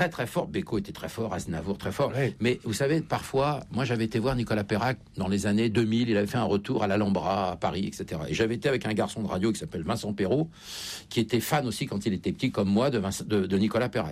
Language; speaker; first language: French; native; French